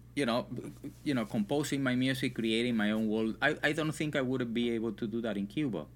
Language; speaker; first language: English; non-native, fluent; Spanish